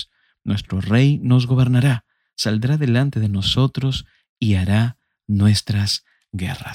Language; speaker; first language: Spanish; native; Spanish